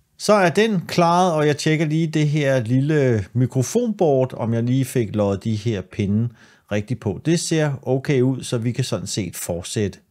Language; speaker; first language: Danish; native; Danish